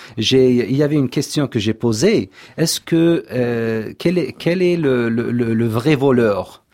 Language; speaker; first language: French; non-native, local second language; Kabyle